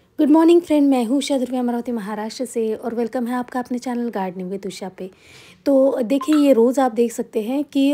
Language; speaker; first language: Hindi; non-native, local second language; Marathi